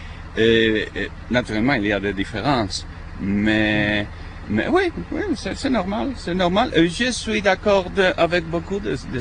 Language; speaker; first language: French; non-native, fluent; Spanish